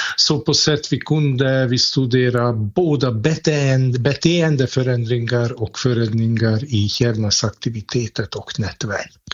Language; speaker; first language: Swedish; non-native, fluent; Hungarian